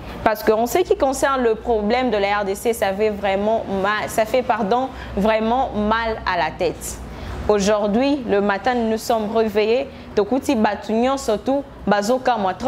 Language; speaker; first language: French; non-native, local second language; Lingala